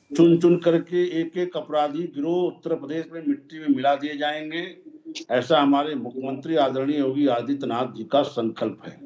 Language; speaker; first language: Hindi; native; Hindi